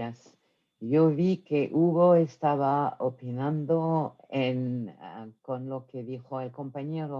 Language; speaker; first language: Spanish; non-native, fluent; French